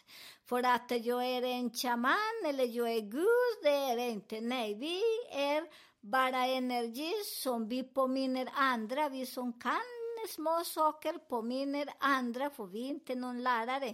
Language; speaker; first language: Swedish; non-native, learner; Spanish